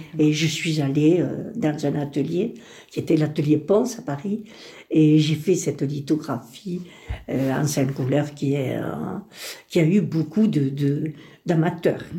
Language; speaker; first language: French; early bilingual, other home language; Spanish